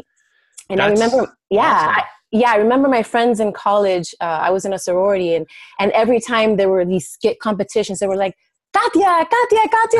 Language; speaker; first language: English; early bilingual, other home language; Spanish